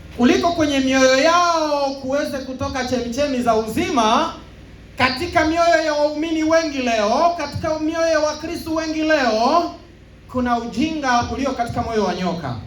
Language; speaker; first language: Swahili; native; Swahili